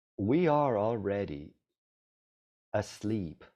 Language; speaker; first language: English; non-native, fluent; Italian